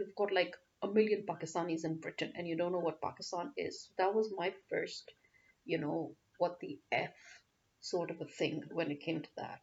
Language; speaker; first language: English; non-native, local second language; Urdu